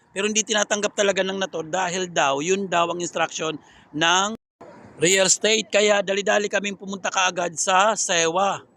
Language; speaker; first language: Filipino; non-native, local second language; Waray